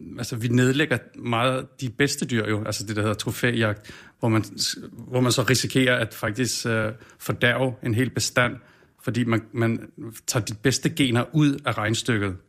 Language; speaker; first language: Danish; native; Danish